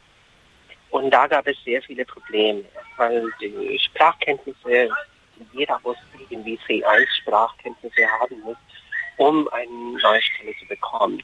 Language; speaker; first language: German; non-native, fluent; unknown